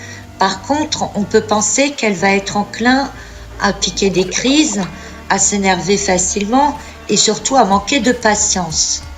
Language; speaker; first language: French; native; French